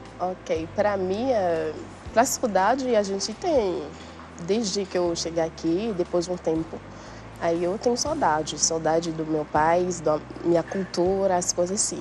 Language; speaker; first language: Portuguese; non-native, learner; Haitian Creole